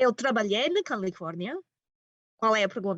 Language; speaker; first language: Portuguese; early bilingual, heritage; Portuguese